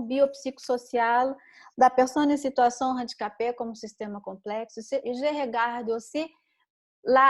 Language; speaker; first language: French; non-native, learner; Portuguese